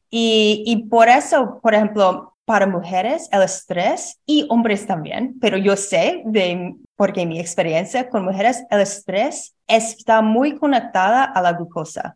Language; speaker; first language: Spanish; non-native, learner; English